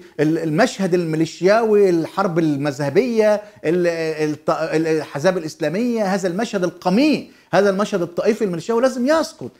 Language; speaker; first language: Arabic; native; Arabic